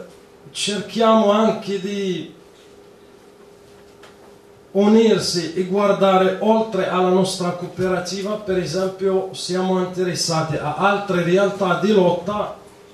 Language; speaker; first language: Italian; non-native, fluent; Arabic